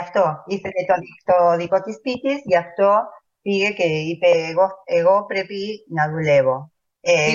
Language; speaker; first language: Greek; early bilingual, heritage; Spanish